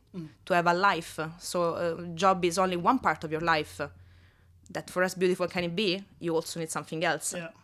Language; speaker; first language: English; non-native, fluent; Italian